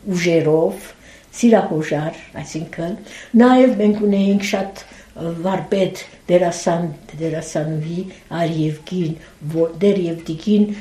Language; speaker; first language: Armenian; early bilingual, heritage; Armenian